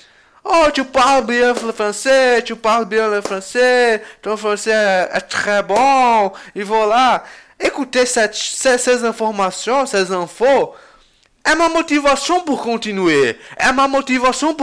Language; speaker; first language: French; non-native, learner; Portuguese